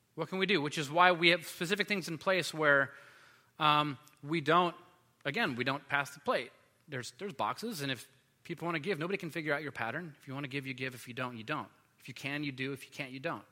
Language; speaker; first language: English; native; English